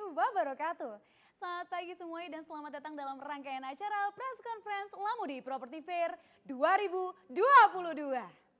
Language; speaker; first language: Indonesian; native; Indonesian